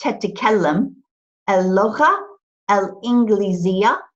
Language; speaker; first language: Arabic; non-native, fluent; English